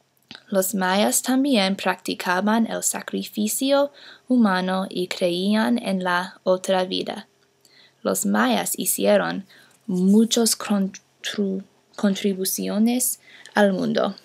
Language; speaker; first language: Spanish; non-native, learner; English